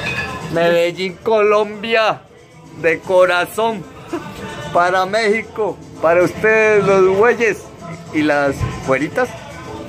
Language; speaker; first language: Spanish; native; Spanish